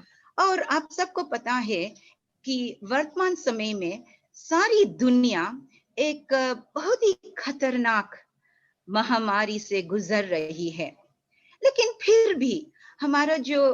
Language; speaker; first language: Hindi; non-native, fluent; English